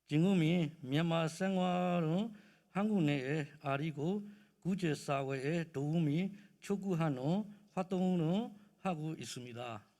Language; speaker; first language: Korean; non-native, learner; Burmese